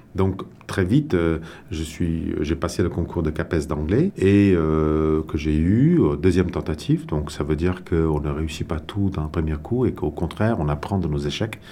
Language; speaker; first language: French; non-native, local second language; Tamil